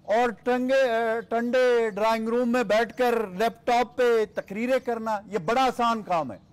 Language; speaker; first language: Urdu; non-native, local second language; Pashto